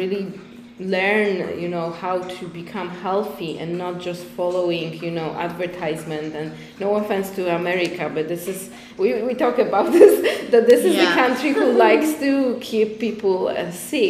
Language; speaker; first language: English; non-native, fluent; Polish